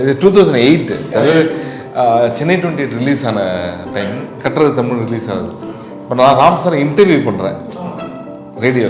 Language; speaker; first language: Tamil; native; Tamil